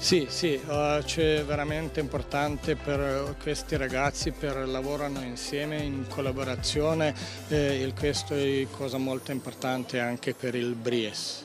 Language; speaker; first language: Italian; non-native, learner; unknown